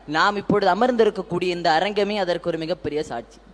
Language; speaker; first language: Tamil; non-native, local second language; Malayalam